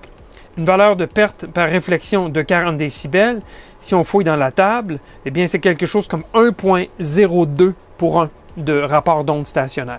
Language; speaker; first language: French; native; French